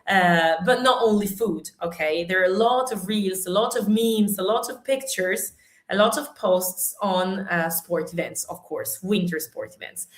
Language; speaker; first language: English; non-native, fluent; Italian